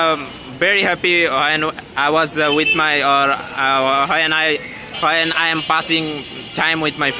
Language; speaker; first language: English; non-native, learner; Bangla